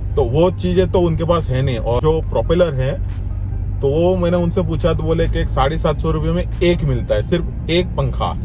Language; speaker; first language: Hindi; non-native, local second language; Rajasthani